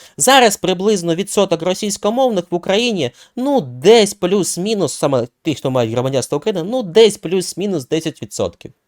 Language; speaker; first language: Ukrainian; non-native, local second language; Russian